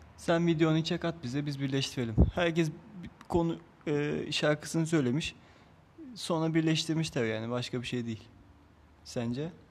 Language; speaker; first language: Turkish; native; Turkish